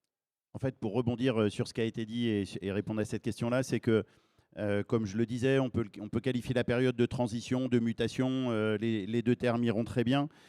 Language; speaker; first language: French; native; French